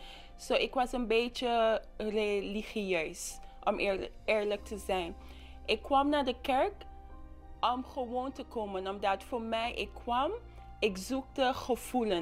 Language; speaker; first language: Dutch; non-native, local second language; English